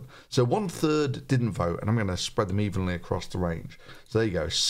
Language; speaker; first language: English; native; English